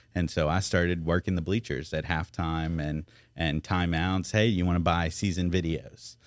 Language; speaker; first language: English; native; English